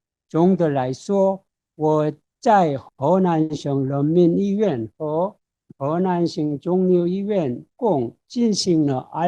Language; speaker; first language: Chinese; non-native, fluent; Korean